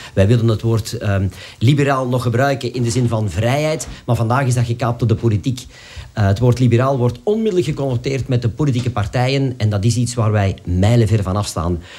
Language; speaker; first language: Dutch; native; Dutch